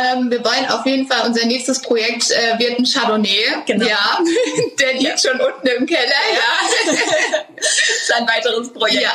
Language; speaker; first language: German; native; German